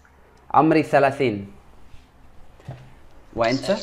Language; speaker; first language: Arabic; non-native, learner; English